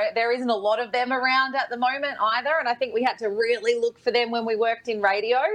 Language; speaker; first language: English; native; English